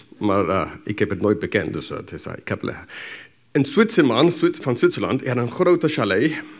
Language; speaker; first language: Dutch; non-native, fluent; English